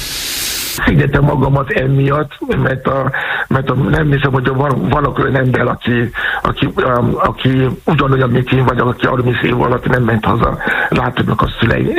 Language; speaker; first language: Hungarian; non-native, fluent; Yoruba